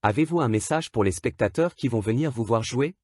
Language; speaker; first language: French; native; French